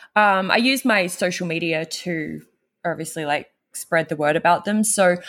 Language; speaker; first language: English; native; English